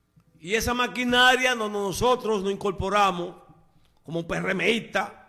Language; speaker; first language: Spanish; native; Spanish